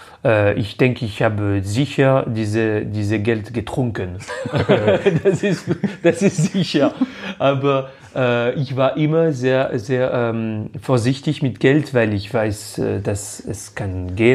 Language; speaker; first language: German; non-native, fluent; French